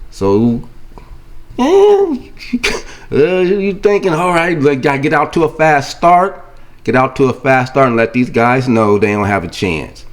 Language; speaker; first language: English; native; English